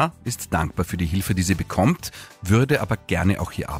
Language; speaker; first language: German; native; German